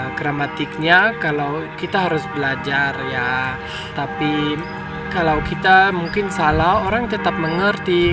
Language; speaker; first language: Indonesian; non-native, fluent; German